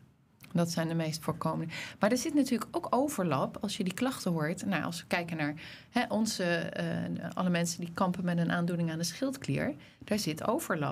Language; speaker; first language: Dutch; native; Dutch